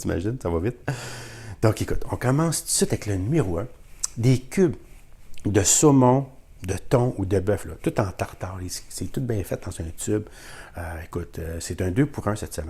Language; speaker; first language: French; native; French